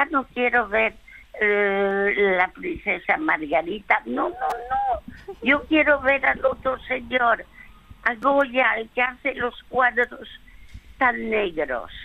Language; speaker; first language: Spanish; early bilingual, other home language; French